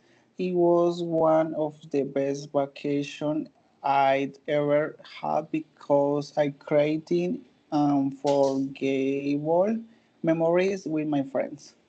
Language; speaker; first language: English; non-native, learner; Spanish